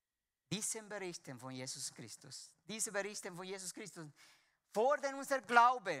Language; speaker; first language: German; non-native, fluent; Spanish